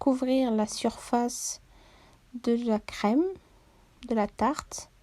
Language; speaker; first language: French; non-native, local second language; Arabic